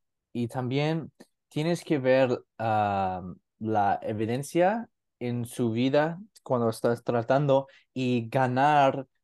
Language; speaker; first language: Spanish; non-native, learner; English